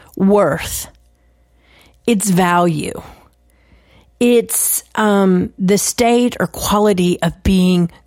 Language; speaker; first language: English; native; English